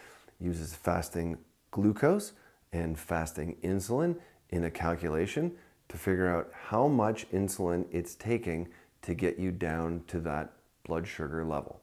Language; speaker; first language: English; native; English